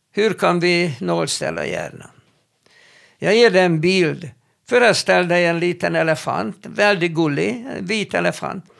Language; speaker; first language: Swedish; non-native, fluent; Hebrew